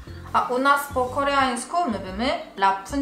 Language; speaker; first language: Polish; non-native, learner; Korean